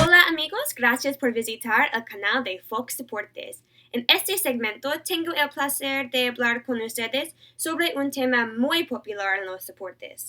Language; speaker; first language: Spanish; non-native, learner; English